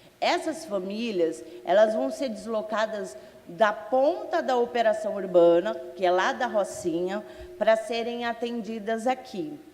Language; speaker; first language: Portuguese; native; Portuguese